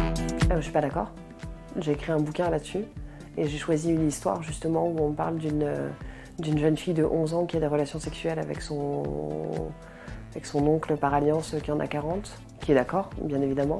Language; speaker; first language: French; native; French